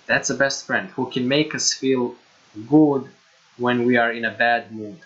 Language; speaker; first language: English; non-native, fluent; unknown